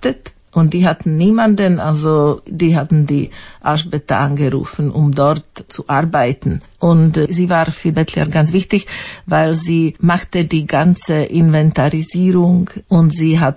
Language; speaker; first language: German; non-native, fluent; Slovak